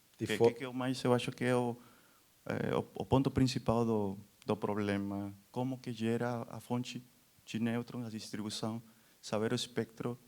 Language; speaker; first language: Portuguese; non-native, fluent; Spanish